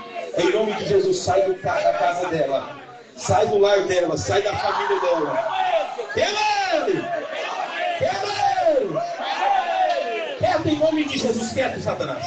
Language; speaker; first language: Portuguese; native; Portuguese